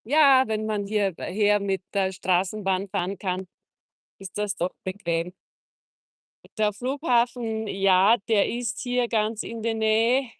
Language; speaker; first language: German; non-native, fluent; Czech